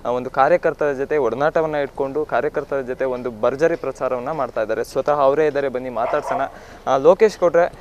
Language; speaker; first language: Kannada; native; Kannada